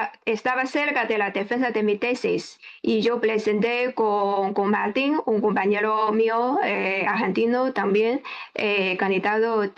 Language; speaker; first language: Spanish; non-native, fluent; Chinese